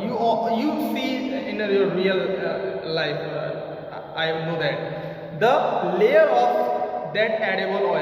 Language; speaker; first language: English; non-native, local second language; Hindi